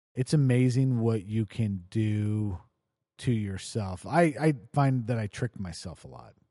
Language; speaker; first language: English; native; English